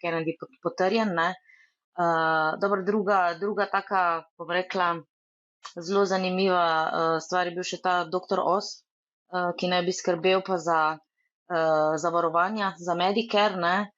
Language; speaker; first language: Slovenian; native; Slovenian